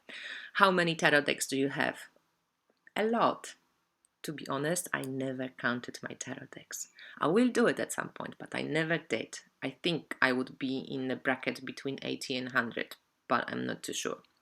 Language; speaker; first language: English; non-native, fluent; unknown